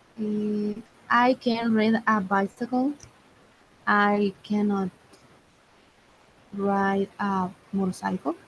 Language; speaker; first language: English; non-native, learner; Spanish